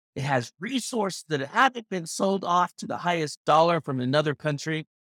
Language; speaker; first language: English; native; English